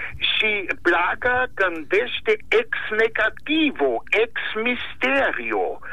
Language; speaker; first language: Romanian; non-native, fluent; German